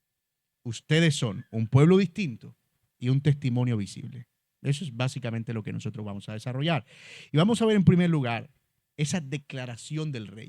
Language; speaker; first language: Spanish; native; Spanish